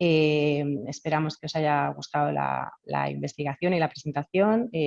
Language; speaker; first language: Spanish; native; Spanish